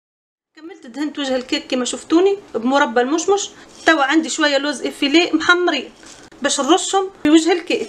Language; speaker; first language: Arabic; native; Arabic